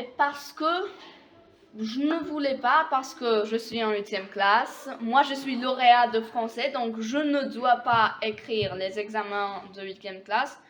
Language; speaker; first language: French; non-native, fluent; Polish